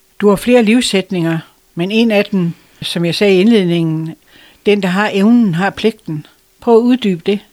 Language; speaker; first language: Danish; native; Danish